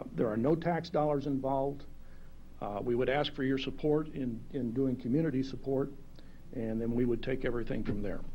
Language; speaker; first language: English; native; English